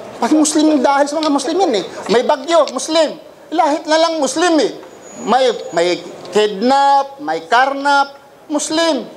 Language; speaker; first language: Filipino; non-native, local second language; Cebuano